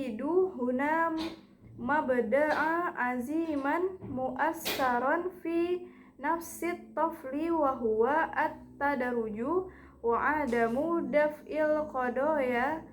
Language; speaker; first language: Arabic; non-native, learner; Indonesian